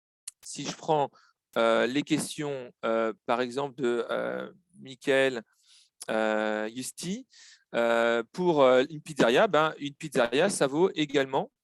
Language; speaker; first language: French; native; French